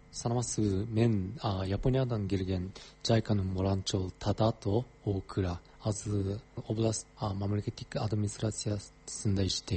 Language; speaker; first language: Kyrgyz; non-native, learner; Japanese